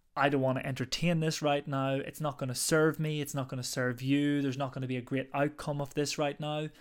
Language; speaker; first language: English; native; English